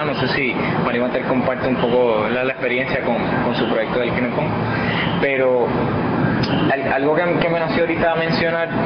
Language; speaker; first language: Spanish; native; Spanish